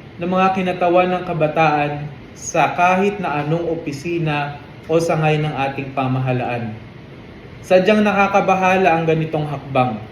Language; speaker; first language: Filipino; non-native, local second language; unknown